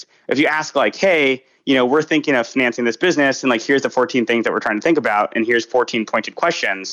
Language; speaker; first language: English; native; English